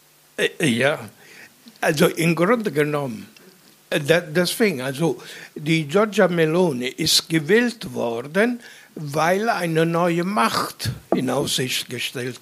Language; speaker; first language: German; non-native, fluent; Italian